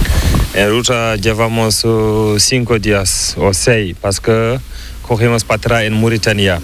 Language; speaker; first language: Spanish; non-native, learner; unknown